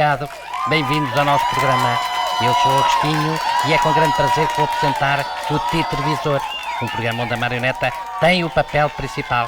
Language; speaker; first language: Portuguese; native; Portuguese